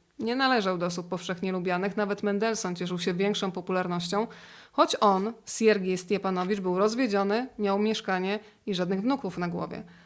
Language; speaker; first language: Polish; native; Polish